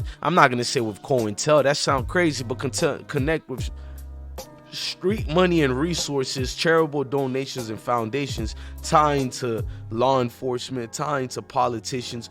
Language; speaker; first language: English; native; English